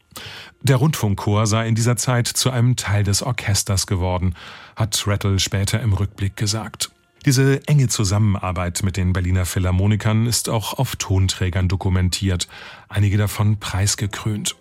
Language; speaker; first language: German; native; German